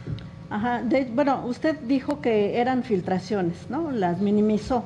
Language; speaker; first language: Spanish; native; Spanish